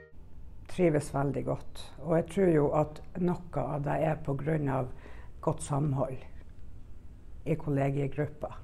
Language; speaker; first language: Norwegian; native; Norwegian